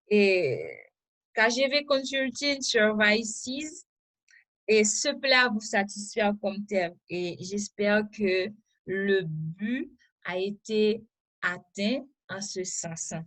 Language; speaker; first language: French; non-native, local second language; Haitian Creole